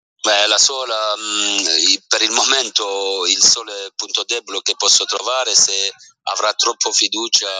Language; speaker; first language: Italian; early bilingual, heritage; French